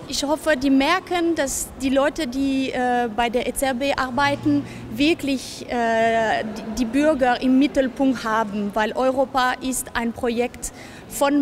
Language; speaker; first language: German; non-native, fluent; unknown